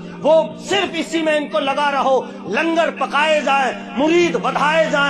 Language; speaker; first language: Urdu; native; Urdu